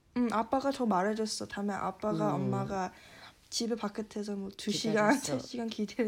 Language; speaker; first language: Korean; early bilingual, heritage; Korean